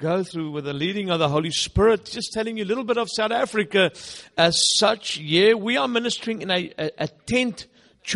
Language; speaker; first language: English; non-native, local second language; Afrikaans